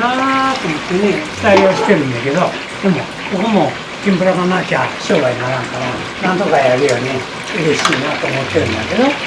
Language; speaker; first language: Japanese; native; Japanese